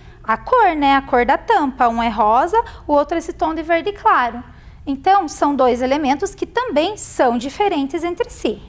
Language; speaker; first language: Portuguese; native; Portuguese